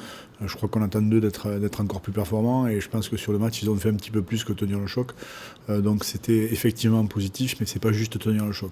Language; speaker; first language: French; native; French